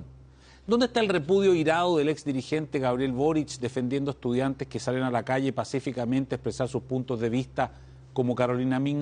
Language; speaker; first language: Spanish; native; Spanish